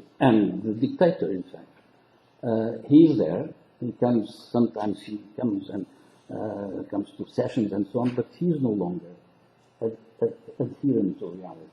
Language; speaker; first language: English; non-native, local second language; Portuguese